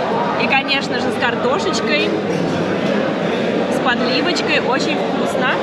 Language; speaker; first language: Russian; native; Russian